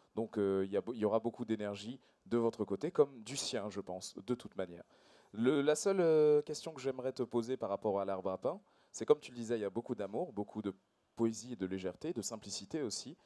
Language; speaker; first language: French; native; French